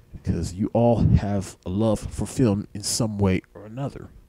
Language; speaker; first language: English; native; English